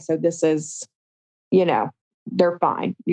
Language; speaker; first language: English; native; English